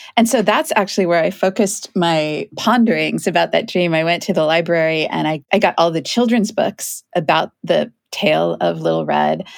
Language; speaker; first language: English; native; English